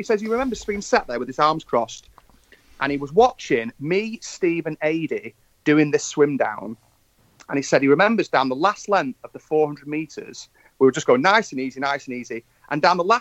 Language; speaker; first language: English; native; English